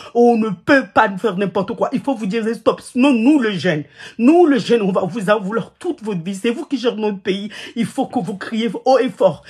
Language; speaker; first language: French; non-native, local second language; Ngazidja Comorian